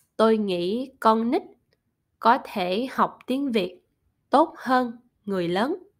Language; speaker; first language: Vietnamese; non-native, learner; German